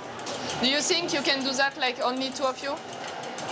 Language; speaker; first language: English; non-native, fluent; French